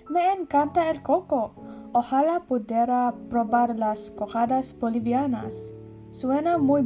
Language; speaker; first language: Spanish; non-native, learner; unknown